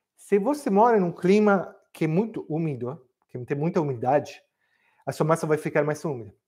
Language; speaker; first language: Portuguese; non-native, fluent; Italian